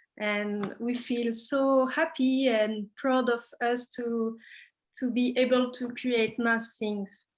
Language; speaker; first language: English; non-native, learner; French